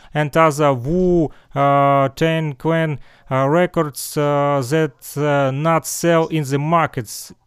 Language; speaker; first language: English; non-native, learner; Russian